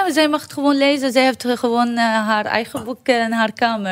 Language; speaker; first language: Dutch; non-native, learner; Arabic